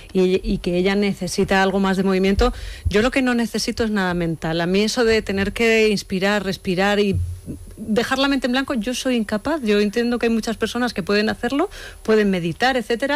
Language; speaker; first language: Spanish; native; Spanish